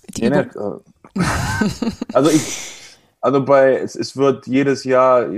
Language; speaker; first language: German; native; German